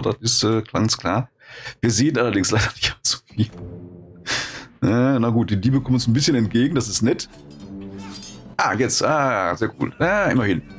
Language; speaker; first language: German; native; German